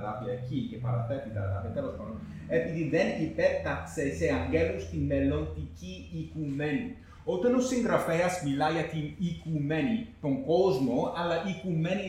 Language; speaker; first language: Greek; non-native, fluent; English